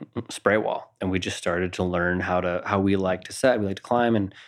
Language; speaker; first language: English; native; English